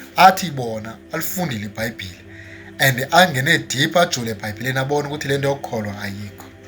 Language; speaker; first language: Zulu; non-native, local second language; Xhosa